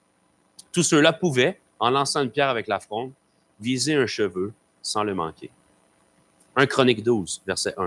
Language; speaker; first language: French; native; French